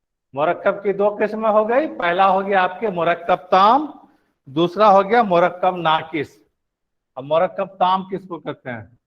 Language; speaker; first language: Urdu; native; Urdu